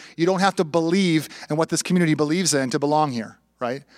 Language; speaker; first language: English; native; English